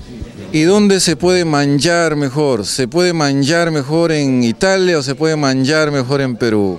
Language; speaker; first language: Spanish; native; Spanish